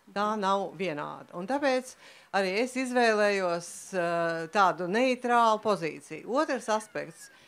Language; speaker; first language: Latvian; native; Latvian